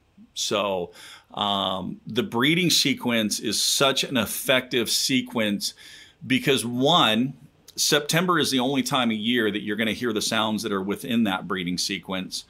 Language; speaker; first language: English; native; English